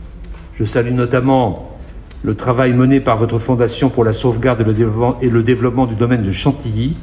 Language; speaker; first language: French; native; French